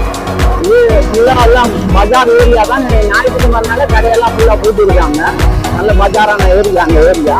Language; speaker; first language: Tamil; native; Tamil